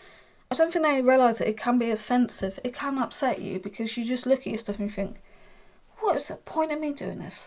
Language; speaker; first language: English; native; English